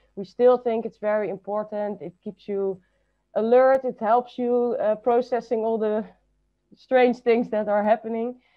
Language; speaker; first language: English; non-native, fluent; Dutch